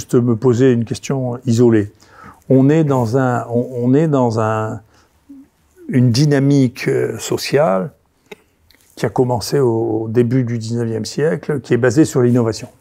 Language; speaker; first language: French; native; French